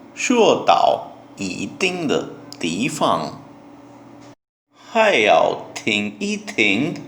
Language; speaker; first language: Chinese; non-native, learner; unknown